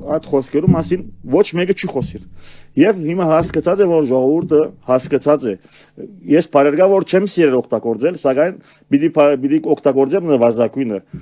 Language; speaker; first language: Armenian; early bilingual, heritage; Armenian